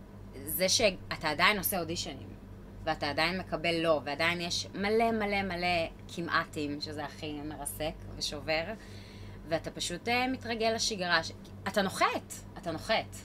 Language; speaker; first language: Hebrew; native; Hebrew